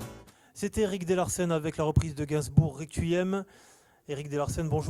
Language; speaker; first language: French; native; French